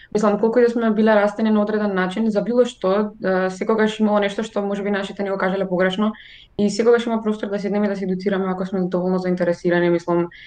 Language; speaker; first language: Macedonian; native; Macedonian